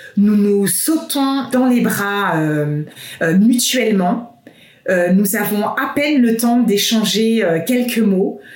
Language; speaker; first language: French; native; French